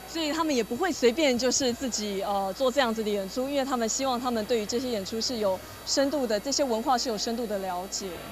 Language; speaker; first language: Chinese; native; Chinese